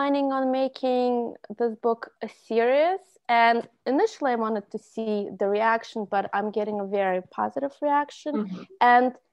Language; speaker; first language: English; non-native, fluent; Russian